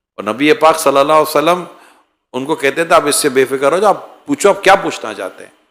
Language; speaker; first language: Urdu; native; Urdu